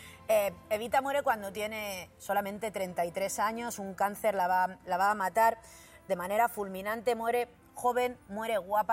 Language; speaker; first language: Spanish; native; Spanish